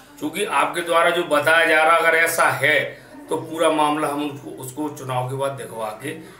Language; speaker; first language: Hindi; native; Hindi